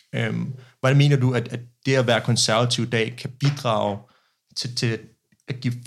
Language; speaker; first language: Danish; early bilingual, other home language; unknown